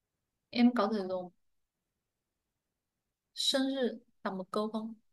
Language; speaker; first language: Chinese; non-native, fluent; Vietnamese